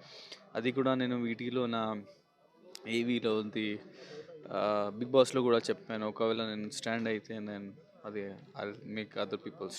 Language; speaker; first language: Telugu; non-native, local second language; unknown